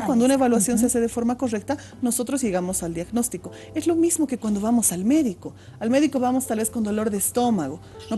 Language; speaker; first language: Spanish; native; Spanish